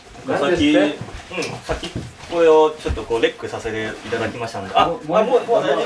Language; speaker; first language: Japanese; non-native, fluent; Chinese